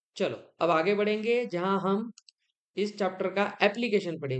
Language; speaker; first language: Hindi; non-native, local second language; Marathi